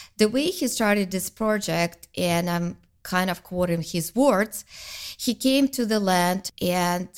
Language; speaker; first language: English; non-native, fluent; Russian